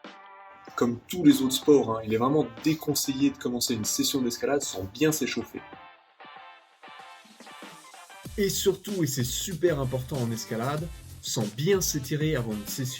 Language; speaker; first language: French; native; French